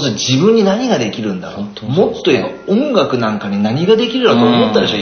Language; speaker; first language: Japanese; native; Japanese